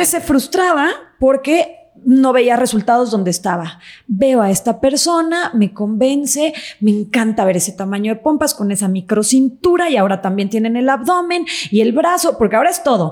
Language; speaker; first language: Spanish; native; Spanish